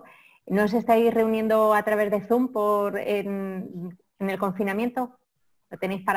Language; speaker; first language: Spanish; native; Spanish